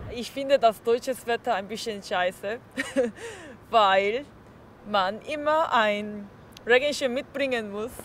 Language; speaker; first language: German; non-native, fluent; Korean